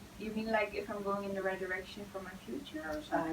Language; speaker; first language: English; non-native, fluent; Dutch